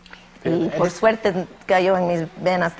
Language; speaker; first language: Spanish; early bilingual, heritage; Spanish